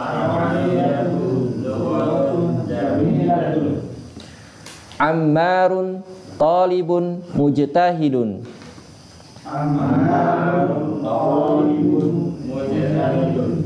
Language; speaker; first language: Arabic; non-native, learner; Indonesian